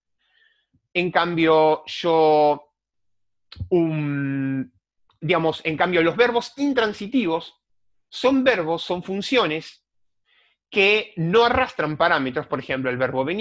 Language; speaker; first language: Spanish; native; Spanish